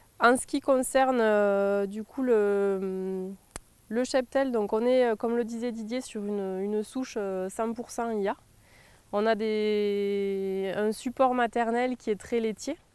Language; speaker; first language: French; native; French